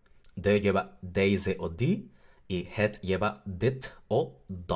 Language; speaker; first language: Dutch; non-native, fluent; Spanish